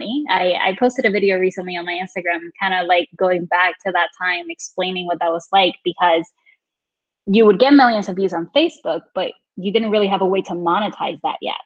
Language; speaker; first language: English; non-native, fluent; Spanish